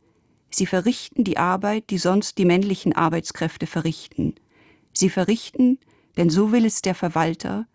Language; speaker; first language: German; native; German